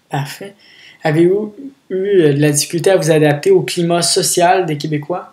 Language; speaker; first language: French; native; French